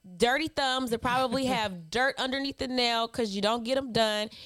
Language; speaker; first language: English; early bilingual, other home language; Yoruba